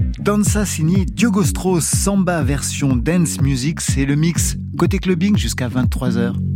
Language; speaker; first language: French; native; French